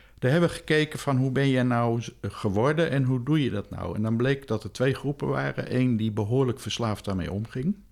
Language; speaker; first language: Dutch; native; Dutch